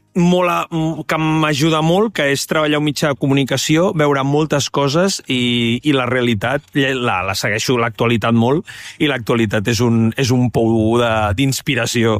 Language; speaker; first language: Catalan; native; Catalan